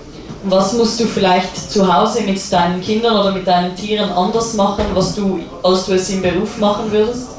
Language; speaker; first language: German; native; German